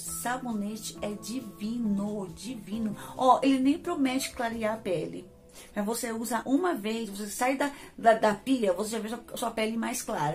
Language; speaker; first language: Portuguese; native; Portuguese